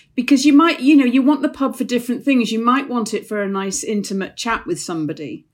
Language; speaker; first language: English; native; English